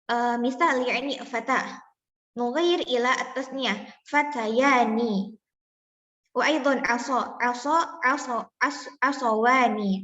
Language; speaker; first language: Arabic; non-native, learner; Indonesian